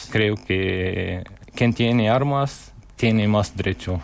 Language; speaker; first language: Spanish; non-native, learner; Arabic